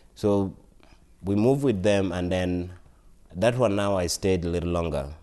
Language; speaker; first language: English; non-native, local second language; Acoli